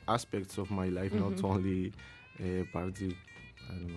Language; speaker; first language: English; non-native, learner; Spanish